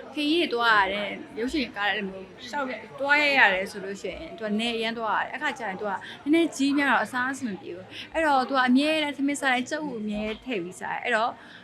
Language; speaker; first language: Burmese; non-native, local second language; Mon